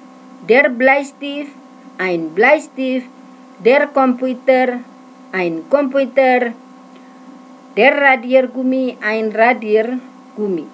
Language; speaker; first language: German; non-native, fluent; Indonesian